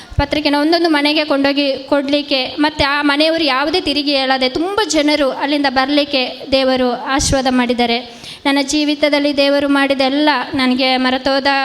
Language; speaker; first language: Kannada; non-native, local second language; Konkani